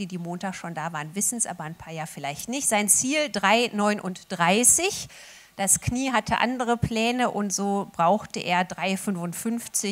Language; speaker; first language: German; native; German